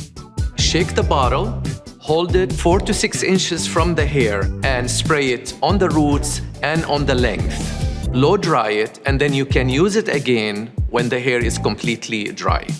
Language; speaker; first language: English; non-native, fluent; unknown